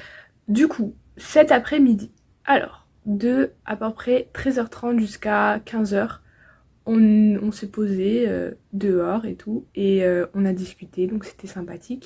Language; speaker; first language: French; native; French